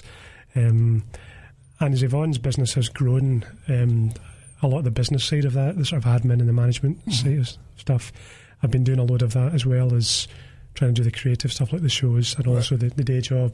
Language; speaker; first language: English; native; English